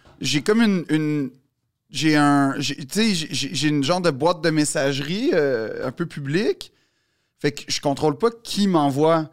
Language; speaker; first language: French; native; French